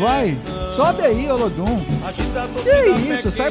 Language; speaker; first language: Portuguese; native; Portuguese